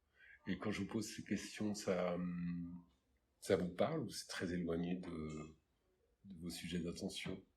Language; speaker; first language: French; native; French